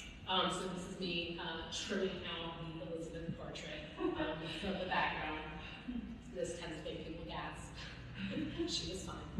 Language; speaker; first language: English; native; English